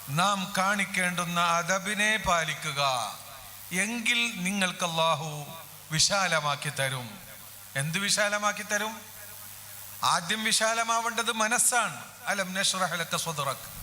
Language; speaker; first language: Malayalam; native; Malayalam